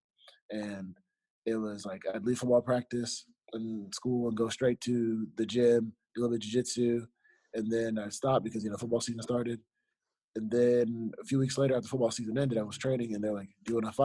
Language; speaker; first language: English; native; English